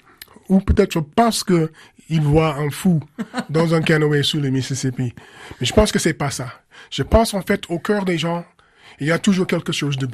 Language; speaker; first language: French; non-native, fluent; English